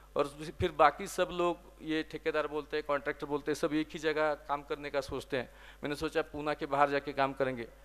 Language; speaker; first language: Hindi; non-native, local second language; Marathi